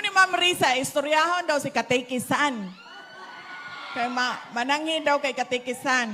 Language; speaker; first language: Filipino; non-native, local second language; Cebuano